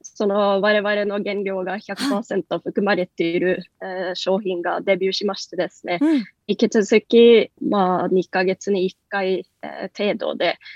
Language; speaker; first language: Japanese; non-native, fluent; Norwegian